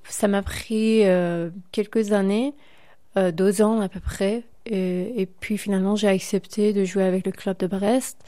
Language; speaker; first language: French; non-native, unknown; Persian